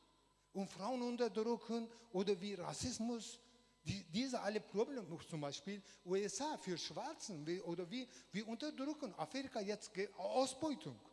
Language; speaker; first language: German; non-native, learner; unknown